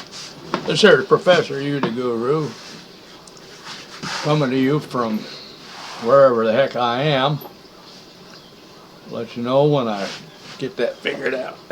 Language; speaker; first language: English; native; English